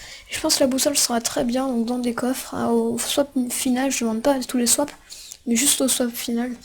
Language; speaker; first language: French; native; French